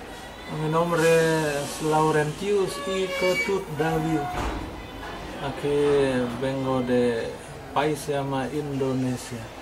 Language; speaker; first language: Spanish; non-native, learner; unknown